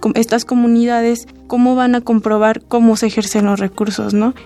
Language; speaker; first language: Spanish; native; Spanish